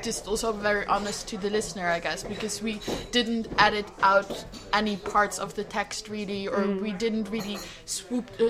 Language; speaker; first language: English; non-native, fluent; Dutch